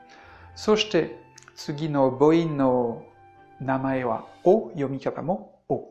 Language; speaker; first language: Japanese; non-native, fluent; French